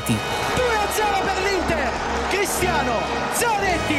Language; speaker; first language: Italian; native; Italian